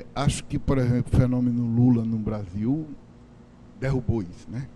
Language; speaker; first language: Portuguese; native; Portuguese